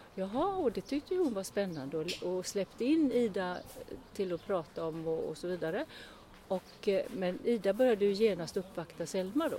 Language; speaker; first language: Swedish; early bilingual, other home language; Estonian